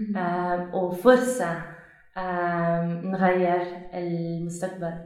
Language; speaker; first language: Arabic; non-native, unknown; Dutch